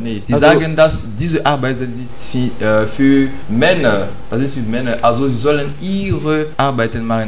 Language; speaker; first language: German; non-native, learner; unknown